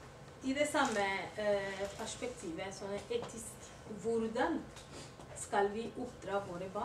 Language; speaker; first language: Norwegian; non-native, learner; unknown